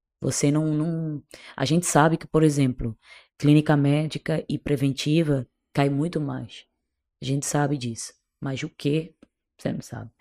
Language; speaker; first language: Portuguese; non-native, local second language; Kabuverdianu